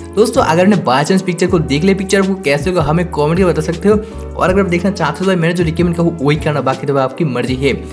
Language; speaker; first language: Hindi; non-native, local second language; Bangla